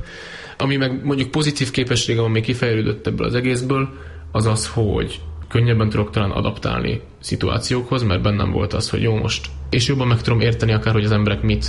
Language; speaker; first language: Hungarian; native; Hungarian